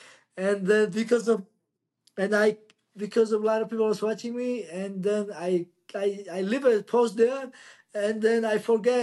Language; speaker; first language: English; non-native, learner; Georgian